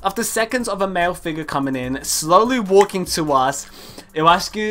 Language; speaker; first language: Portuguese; early bilingual, heritage; Portuguese